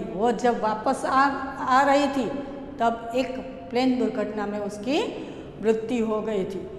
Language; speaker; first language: Hindi; non-native, local second language; Gujarati